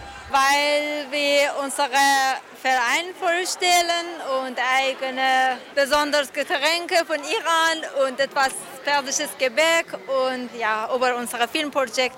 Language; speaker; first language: German; non-native, learner; Persian